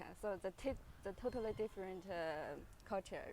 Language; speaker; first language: English; non-native, learner; Chinese